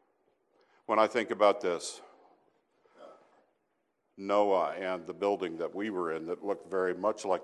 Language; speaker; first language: English; native; English